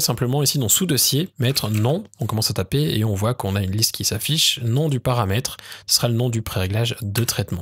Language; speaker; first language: French; native; French